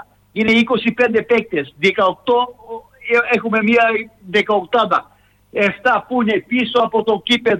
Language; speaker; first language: Greek; non-native, fluent; Serbian